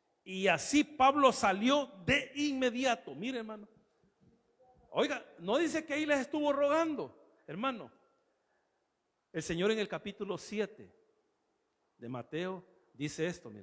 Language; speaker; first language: Spanish; native; Spanish